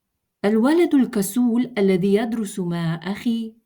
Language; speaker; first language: Arabic; non-native, fluent; Russian